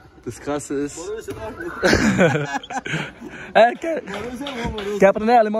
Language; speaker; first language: Portuguese; non-native, learner; German